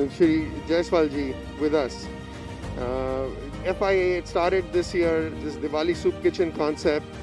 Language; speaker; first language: English; native; English